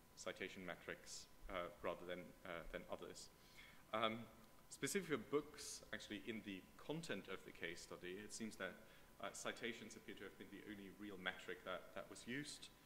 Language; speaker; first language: English; non-native, fluent; German